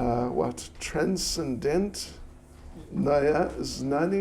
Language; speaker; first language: Russian; non-native, learner; English